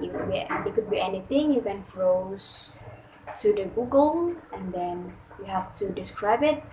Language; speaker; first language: English; non-native, fluent; Indonesian